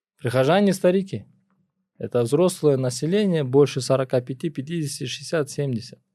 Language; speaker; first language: Russian; non-native, local second language; Kyrgyz